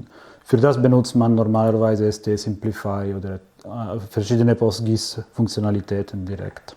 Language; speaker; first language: German; non-native, fluent; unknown